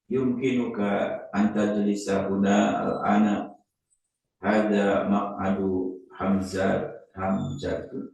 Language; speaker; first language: Arabic; non-native, learner; Indonesian